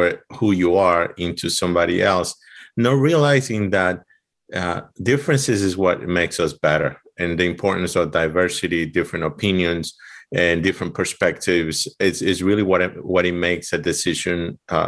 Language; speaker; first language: English; non-native, fluent; Spanish